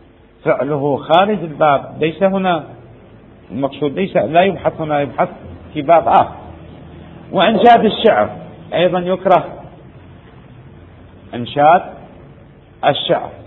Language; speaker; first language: Arabic; native; Arabic